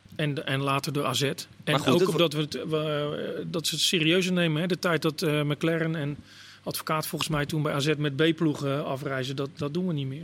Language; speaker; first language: Dutch; native; Dutch